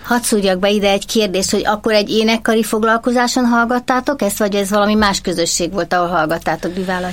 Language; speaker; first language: Hungarian; native; Hungarian